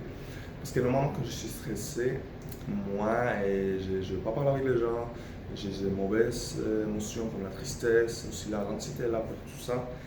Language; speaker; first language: French; non-native, fluent; Spanish